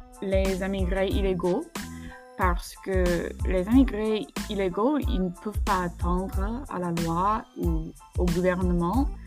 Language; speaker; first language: French; non-native, fluent; English